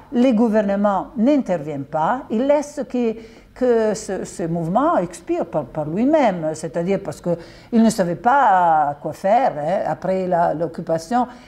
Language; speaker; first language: French; non-native, fluent; Italian